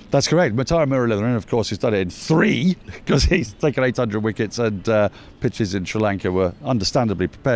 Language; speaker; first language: English; native; English